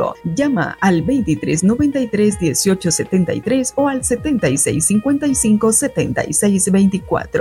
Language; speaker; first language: Spanish; native; Spanish